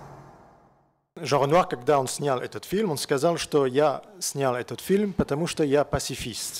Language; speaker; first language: Russian; non-native, learner; French